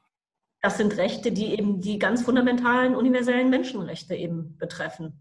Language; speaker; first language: German; native; German